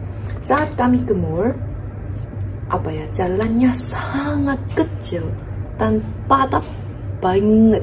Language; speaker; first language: Indonesian; non-native, fluent; Korean